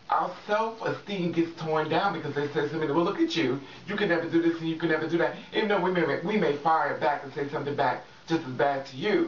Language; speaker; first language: English; native; English